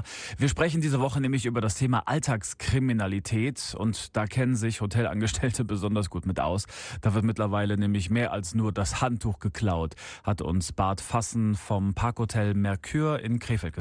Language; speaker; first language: German; native; German